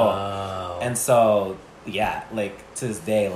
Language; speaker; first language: English; native; English